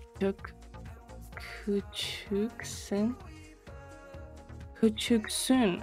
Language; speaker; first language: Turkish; non-native, learner; English